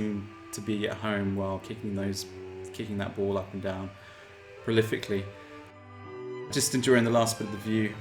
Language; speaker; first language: English; native; English